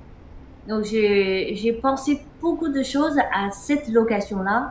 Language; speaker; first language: French; non-native, fluent; Chinese